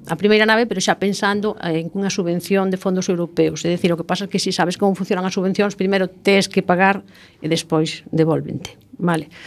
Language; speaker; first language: Galician; non-native, local second language; Spanish